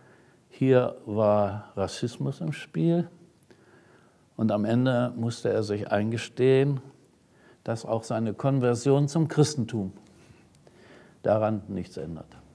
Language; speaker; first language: German; native; German